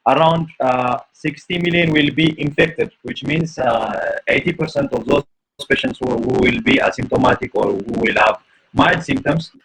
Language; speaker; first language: English; non-native, local second language; Amharic